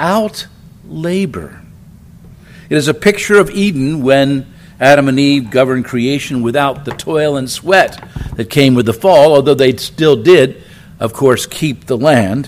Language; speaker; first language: English; native; English